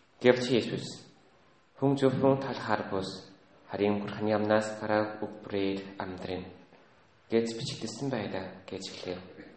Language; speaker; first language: Mongolian; native; Mongolian